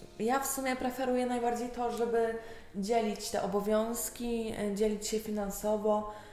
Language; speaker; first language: Polish; native; Polish